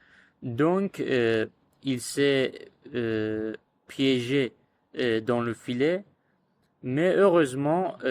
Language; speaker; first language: French; non-native, learner; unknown